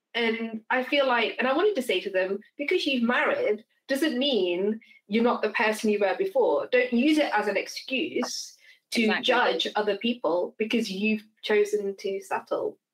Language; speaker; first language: English; native; English